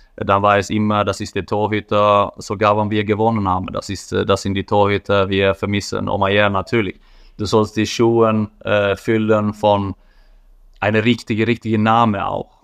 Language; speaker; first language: German; non-native, fluent; Swedish